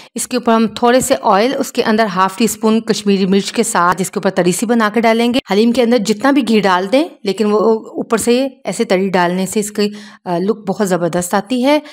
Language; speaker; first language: Urdu; native; Urdu